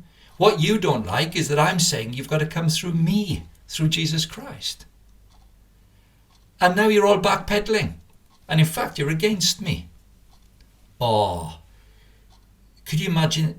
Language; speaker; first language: English; native; English